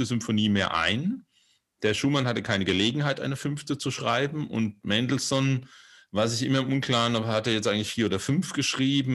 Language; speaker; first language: German; native; German